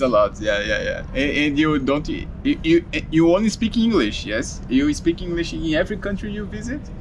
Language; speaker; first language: English; non-native, learner; Portuguese